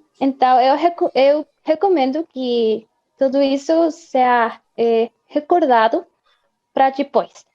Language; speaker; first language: Portuguese; non-native, fluent; Spanish